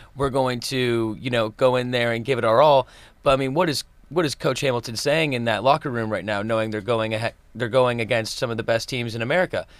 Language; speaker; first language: English; native; English